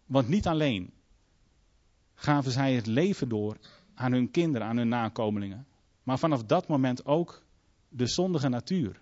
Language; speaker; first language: Dutch; native; Dutch